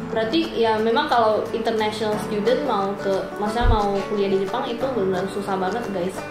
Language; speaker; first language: Indonesian; native; Indonesian